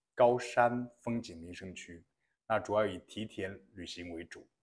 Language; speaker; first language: Chinese; native; Chinese